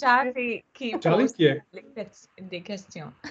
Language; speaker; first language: French; non-native, learner; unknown